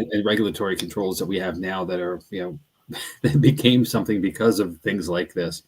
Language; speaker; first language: English; native; English